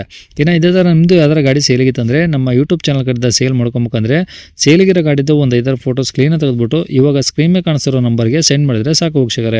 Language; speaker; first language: Kannada; native; Kannada